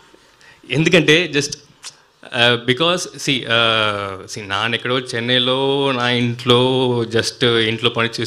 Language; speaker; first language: Telugu; non-native, learner; Tamil